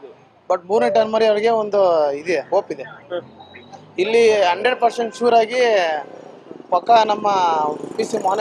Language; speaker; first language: Kannada; native; Kannada